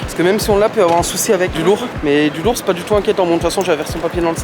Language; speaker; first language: French; native; French